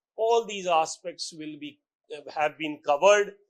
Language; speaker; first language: English; non-native, local second language; Punjabi